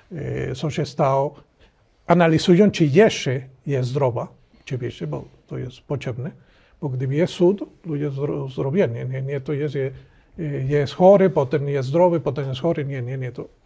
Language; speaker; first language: Polish; non-native, learner; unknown